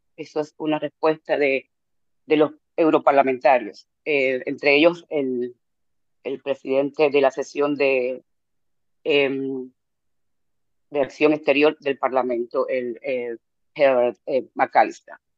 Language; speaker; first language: Spanish; native; Spanish